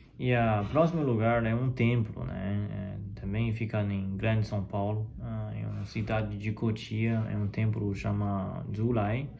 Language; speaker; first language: Portuguese; non-native, fluent; Chinese